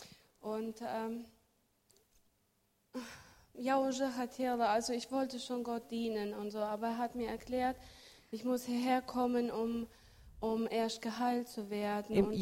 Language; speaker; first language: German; early bilingual, other home language; Russian